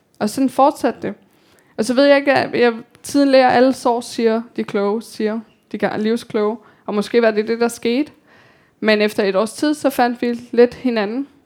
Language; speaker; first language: Danish; early bilingual, other home language; Persian